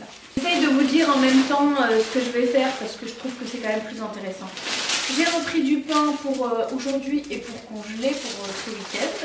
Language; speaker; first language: French; native; French